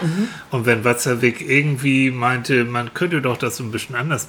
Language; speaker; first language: German; native; German